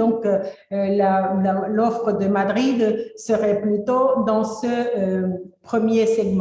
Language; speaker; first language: French; non-native, fluent; Spanish